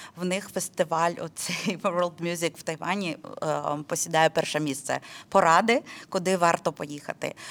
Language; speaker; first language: Ukrainian; native; Ukrainian